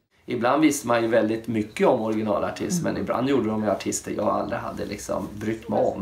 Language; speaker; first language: Swedish; native; Swedish